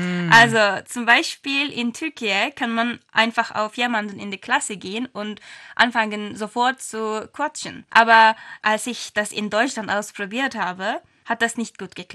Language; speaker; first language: German; non-native, fluent; Turkish